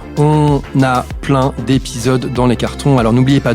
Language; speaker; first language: French; native; French